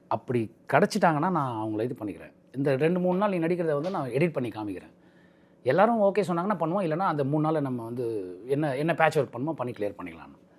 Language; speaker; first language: Tamil; native; Tamil